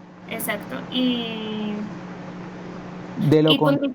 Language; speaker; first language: Spanish; native; Spanish